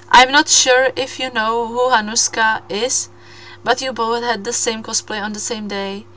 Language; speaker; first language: English; non-native, fluent; Czech